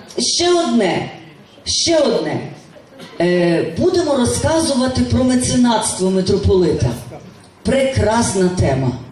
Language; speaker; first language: Ukrainian; native; Ukrainian